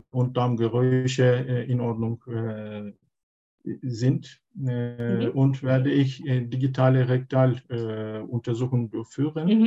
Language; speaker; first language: German; non-native, learner; Turkish